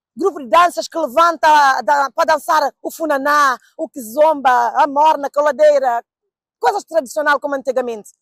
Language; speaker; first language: Portuguese; non-native, local second language; Kabuverdianu